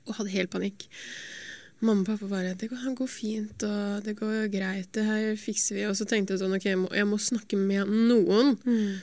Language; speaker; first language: Norwegian; native; Norwegian